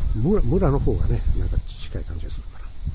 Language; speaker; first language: Japanese; native; Japanese